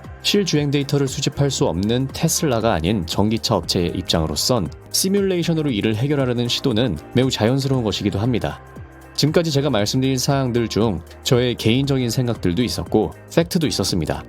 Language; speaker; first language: Korean; native; Korean